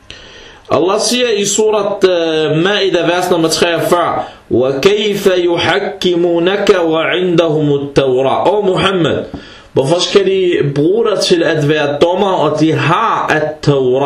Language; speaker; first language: Danish; early bilingual, other home language; Arabic